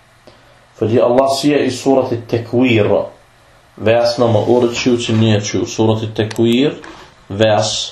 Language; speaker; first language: Danish; non-native, fluent; Arabic